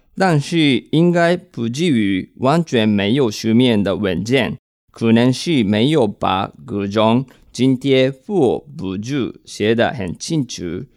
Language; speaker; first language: Chinese; non-native, fluent; Japanese